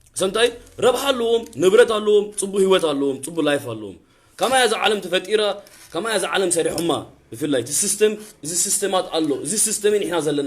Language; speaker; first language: Tigrinya; early bilingual, heritage; Tigrinya